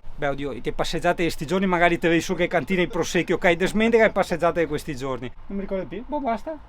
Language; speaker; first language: Italian; native; Italian